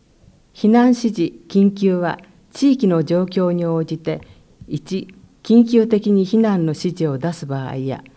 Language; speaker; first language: Japanese; native; Japanese